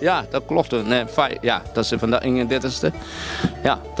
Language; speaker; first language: Dutch; non-native, learner; Cantonese